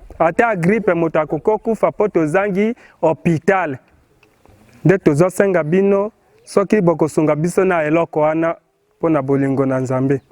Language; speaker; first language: Lingala; non-native, local second language; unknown